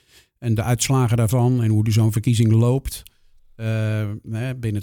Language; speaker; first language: Dutch; native; Dutch